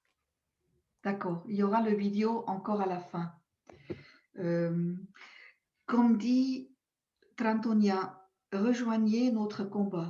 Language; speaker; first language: French; non-native, local second language; German